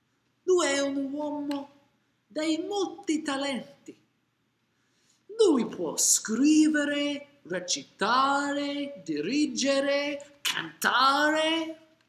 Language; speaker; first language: Italian; non-native, learner; English